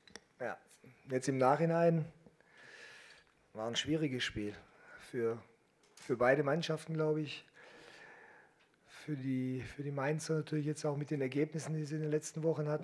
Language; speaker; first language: German; native; German